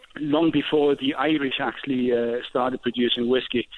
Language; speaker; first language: English; non-native, fluent; Danish